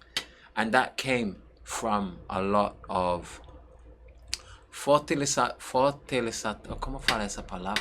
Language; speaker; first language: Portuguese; non-native, learner; English